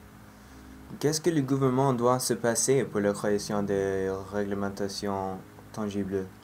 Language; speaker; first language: French; non-native, learner; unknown